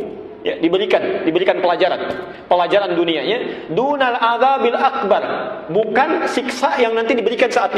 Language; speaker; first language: Indonesian; native; Indonesian